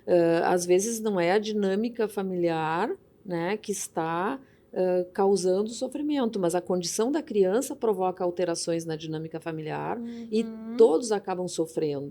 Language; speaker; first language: Portuguese; native; Portuguese